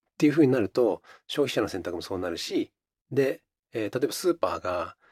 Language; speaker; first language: Japanese; native; Japanese